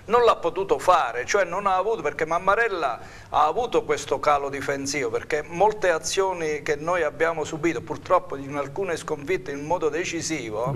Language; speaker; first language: Italian; native; Italian